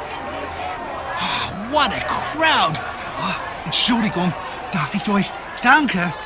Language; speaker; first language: German; non-native, learner; English